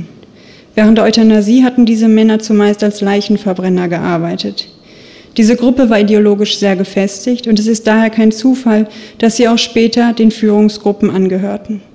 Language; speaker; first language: German; native; German